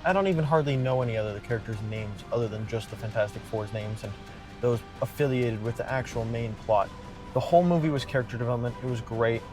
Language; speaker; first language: English; native; English